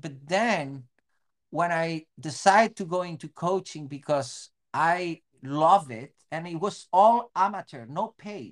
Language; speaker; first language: English; non-native, fluent; Spanish